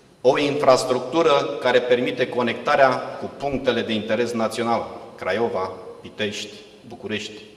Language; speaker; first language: Romanian; native; Romanian